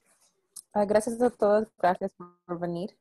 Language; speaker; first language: Spanish; non-native, local second language; English